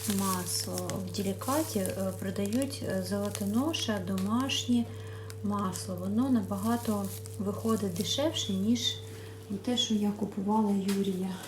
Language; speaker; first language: Ukrainian; non-native, local second language; Russian